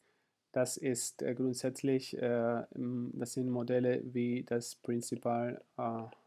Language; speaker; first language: German; non-native, fluent; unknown